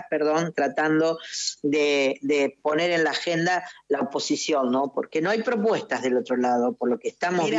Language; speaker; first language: Spanish; native; Spanish